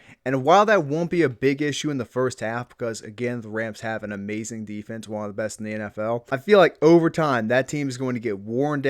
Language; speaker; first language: English; native; English